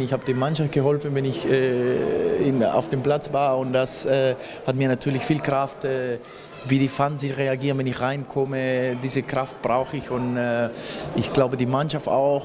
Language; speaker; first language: German; non-native, fluent; Spanish